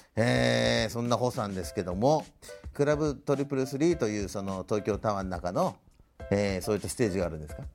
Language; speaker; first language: Japanese; non-native, fluent; Korean